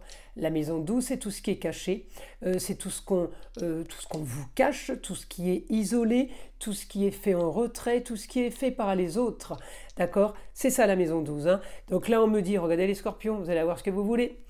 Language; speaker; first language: French; native; French